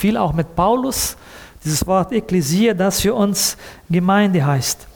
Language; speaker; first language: German; early bilingual, heritage; German